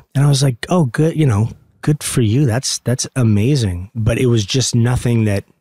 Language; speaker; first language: English; native; English